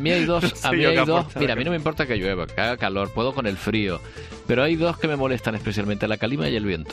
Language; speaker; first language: Spanish; native; Spanish